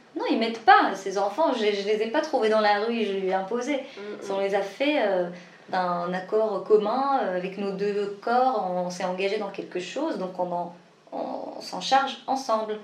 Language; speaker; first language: French; non-native, local second language; Arabic